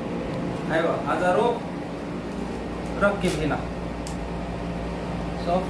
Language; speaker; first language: Arabic; non-native, learner; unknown